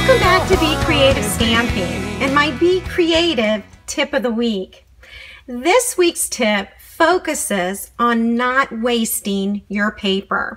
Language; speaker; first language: English; native; English